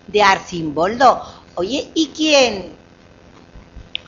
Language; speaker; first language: Spanish; native; Spanish